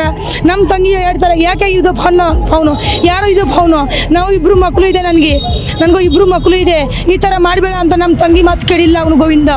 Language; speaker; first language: Kannada; non-native, fluent; Nepali